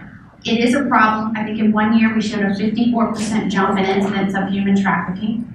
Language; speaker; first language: English; native; English